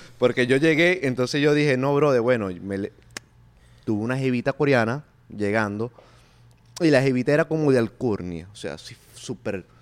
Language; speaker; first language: Spanish; native; Spanish